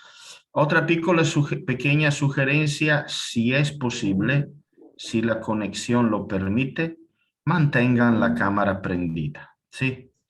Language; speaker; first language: Spanish; non-native, fluent; Italian